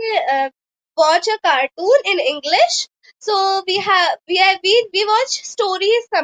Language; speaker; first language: English; non-native, local second language; Hindi